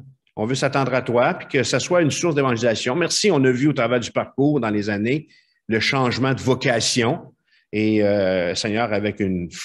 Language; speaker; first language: French; native; French